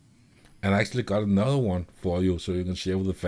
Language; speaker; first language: English; non-native, fluent; Danish